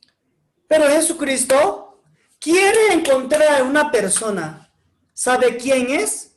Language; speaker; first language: Spanish; non-native, learner; Korean